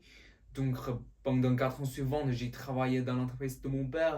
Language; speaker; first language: French; non-native, learner; Chinese